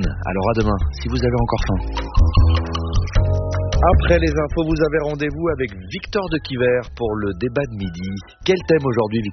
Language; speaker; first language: French; native; French